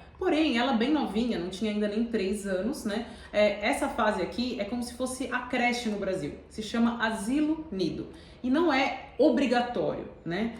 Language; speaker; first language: Portuguese; native; Portuguese